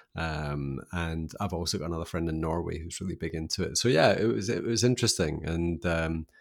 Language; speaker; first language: English; native; English